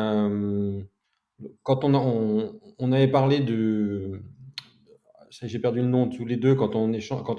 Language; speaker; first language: French; native; French